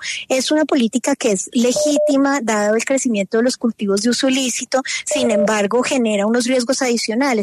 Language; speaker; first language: Spanish; native; Spanish